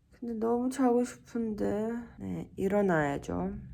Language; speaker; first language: Korean; non-native, fluent; Russian